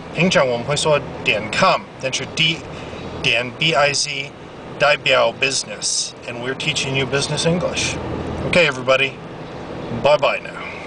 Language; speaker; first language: English; native; English